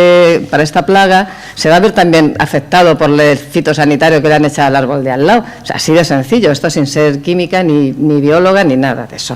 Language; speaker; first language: Spanish; native; Spanish